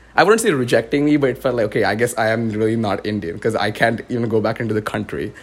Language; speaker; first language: English; non-native, local second language; Marathi